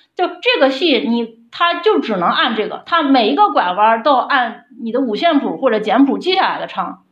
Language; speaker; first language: Chinese; native; Chinese